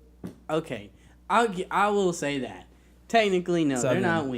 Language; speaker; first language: English; native; English